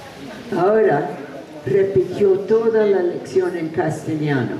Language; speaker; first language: Spanish; non-native, fluent; English